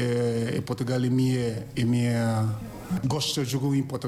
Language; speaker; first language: Portuguese; non-native, learner; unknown